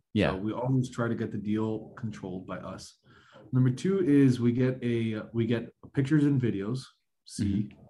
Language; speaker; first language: English; native; English